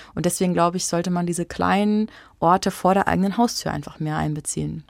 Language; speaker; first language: German; native; German